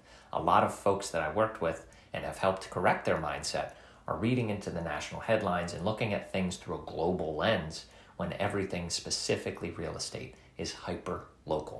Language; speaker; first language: English; native; English